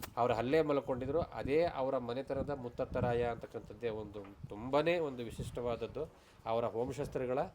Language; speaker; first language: Kannada; native; Kannada